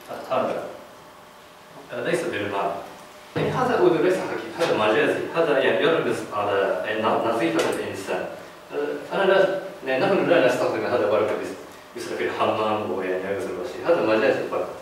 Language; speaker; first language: Arabic; non-native, learner; Japanese